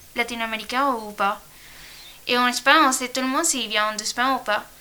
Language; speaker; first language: French; non-native, learner; Spanish